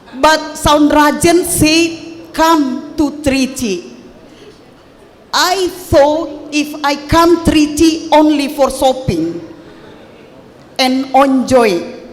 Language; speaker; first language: English; non-native, learner; Indonesian